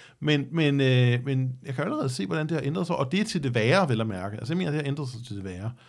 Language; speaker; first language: Danish; native; Danish